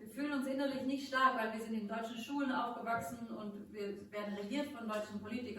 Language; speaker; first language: German; native; German